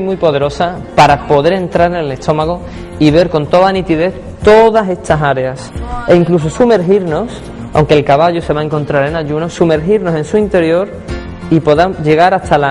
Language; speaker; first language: Spanish; native; Spanish